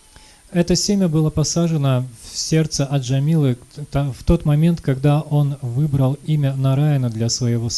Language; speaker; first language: Russian; native; Russian